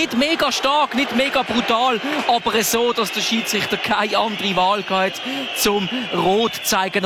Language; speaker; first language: German; native; German